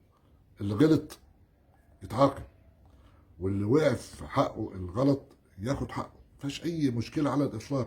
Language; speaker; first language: Arabic; native; Arabic